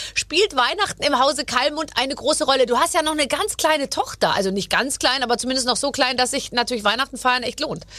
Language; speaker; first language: German; native; German